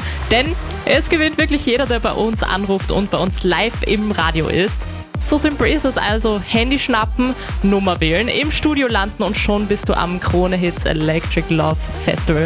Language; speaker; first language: German; native; German